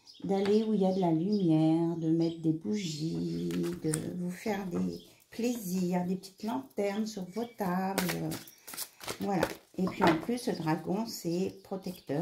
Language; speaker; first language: French; native; French